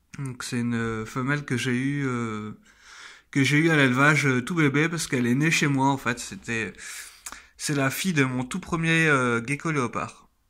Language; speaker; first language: French; native; French